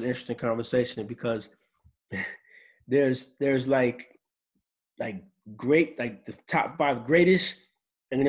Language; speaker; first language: English; native; English